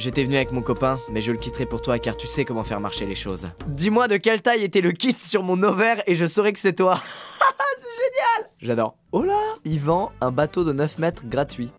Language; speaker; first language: French; native; French